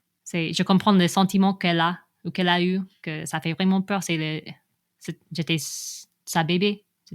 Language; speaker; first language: French; non-native, fluent; English